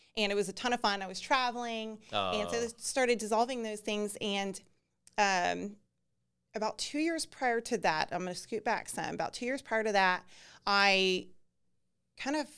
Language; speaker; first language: English; native; English